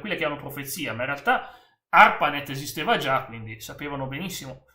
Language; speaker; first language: Italian; native; Italian